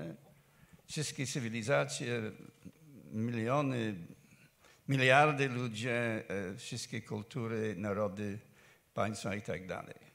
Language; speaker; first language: Polish; non-native, fluent; English